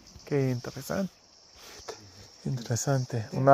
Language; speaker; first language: Spanish; non-native, learner; English